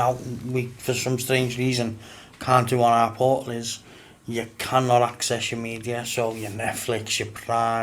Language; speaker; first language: English; native; English